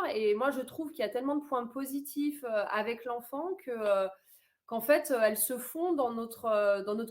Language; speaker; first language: French; native; French